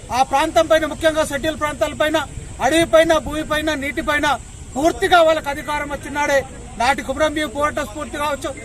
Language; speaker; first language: Telugu; non-native, local second language; Gondi